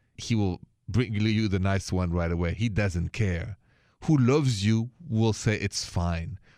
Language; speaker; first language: English; non-native, fluent; French